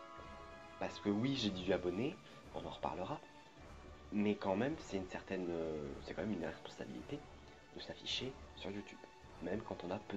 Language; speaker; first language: French; native; French